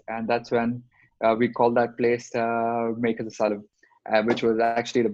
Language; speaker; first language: English; non-native, local second language; Hindi